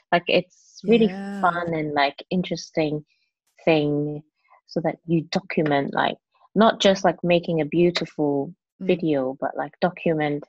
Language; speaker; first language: English; non-native, local second language; Cantonese